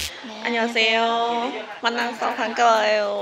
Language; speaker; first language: Korean; non-native, learner; Thai